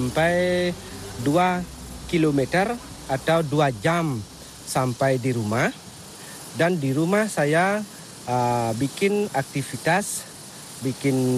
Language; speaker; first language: Indonesian; non-native, local second language; Balinese